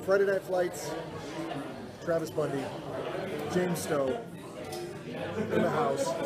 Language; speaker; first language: English; native; English